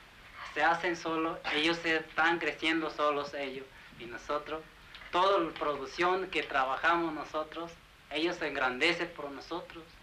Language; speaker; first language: Spanish; non-native, local second language; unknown